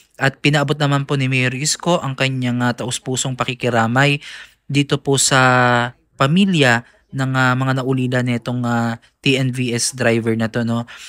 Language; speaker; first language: Filipino; native; Filipino